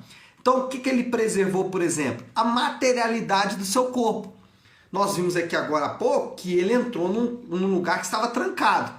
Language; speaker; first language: Portuguese; native; Portuguese